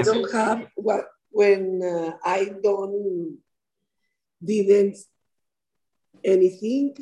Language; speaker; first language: English; non-native, learner; Spanish